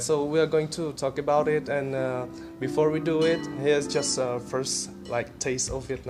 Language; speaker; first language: English; non-native, fluent; Vietnamese